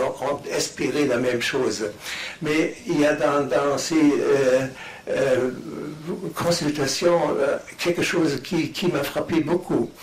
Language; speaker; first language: French; non-native, fluent; German